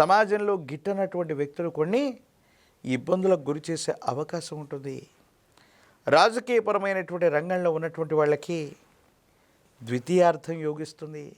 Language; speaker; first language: Telugu; native; Telugu